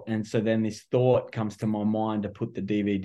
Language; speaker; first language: English; native; English